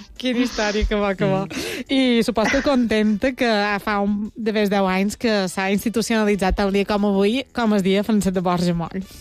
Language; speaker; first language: Catalan; native; Catalan